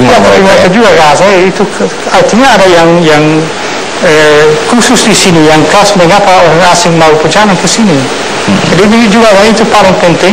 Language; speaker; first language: Indonesian; non-native, fluent; Dutch